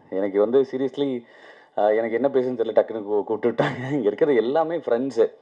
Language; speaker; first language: Tamil; native; Tamil